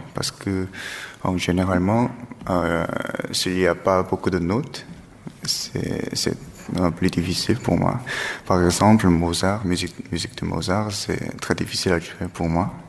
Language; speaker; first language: French; non-native, fluent; Korean